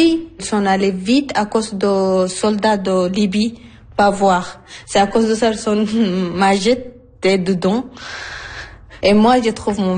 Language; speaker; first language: French; non-native, learner; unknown